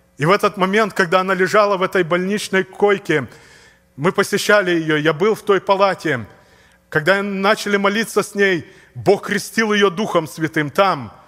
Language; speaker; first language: Russian; native; Russian